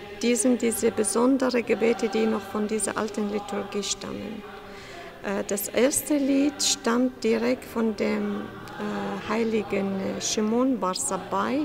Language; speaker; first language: German; non-native, fluent; Syriac